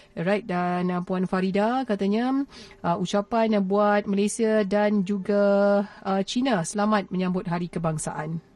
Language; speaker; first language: Malay; native; Malay